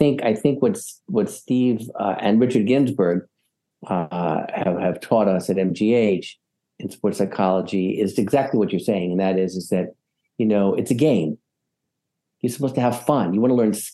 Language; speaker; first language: English; native; English